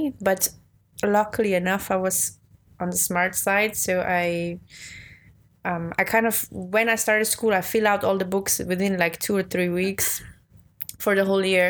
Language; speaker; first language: English; non-native, fluent; Swiss German